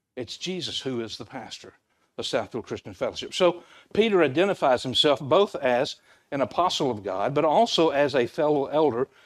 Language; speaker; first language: English; native; English